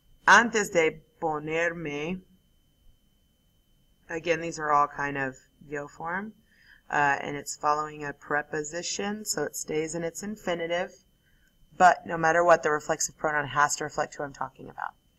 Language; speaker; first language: English; native; English